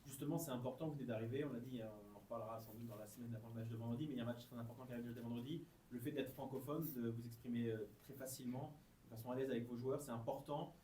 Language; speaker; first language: French; native; French